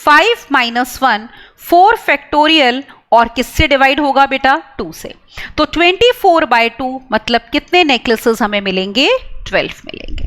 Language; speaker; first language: Hindi; native; Hindi